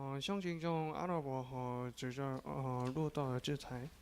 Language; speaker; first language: Chinese; non-native, learner; Korean